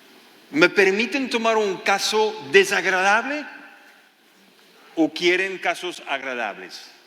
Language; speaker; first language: Spanish; non-native, fluent; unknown